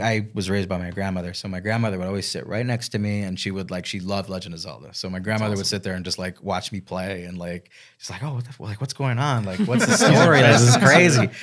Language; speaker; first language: English; native; English